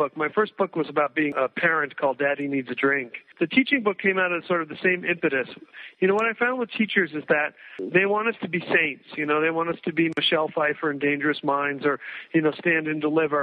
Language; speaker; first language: English; native; English